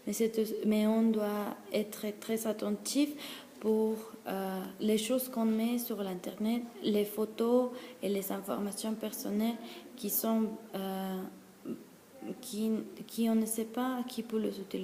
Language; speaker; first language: French; non-native, learner; Spanish